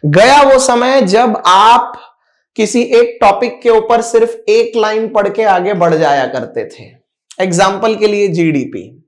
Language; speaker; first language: Hindi; non-native, local second language; Marathi